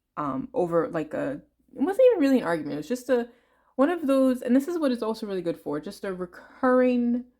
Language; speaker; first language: English; native; English